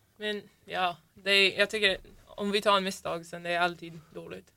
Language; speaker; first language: Swedish; non-native, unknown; English